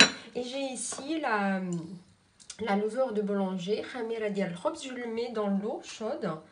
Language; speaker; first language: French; non-native, local second language; Arabic